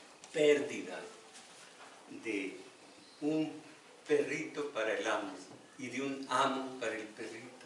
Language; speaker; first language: Spanish; native; Spanish